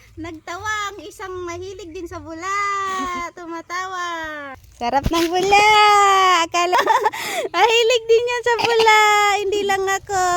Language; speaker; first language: Filipino; non-native, local second language; Cebuano